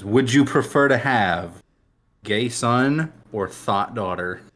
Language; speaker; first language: English; native; English